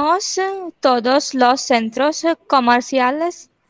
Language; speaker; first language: Spanish; non-native, learner; English